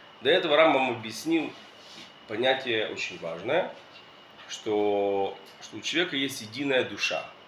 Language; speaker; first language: Russian; early bilingual, heritage; Russian